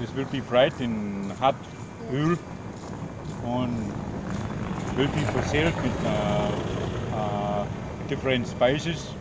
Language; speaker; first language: English; non-native, learner; German